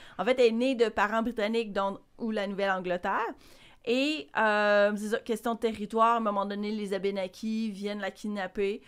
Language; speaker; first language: French; native; French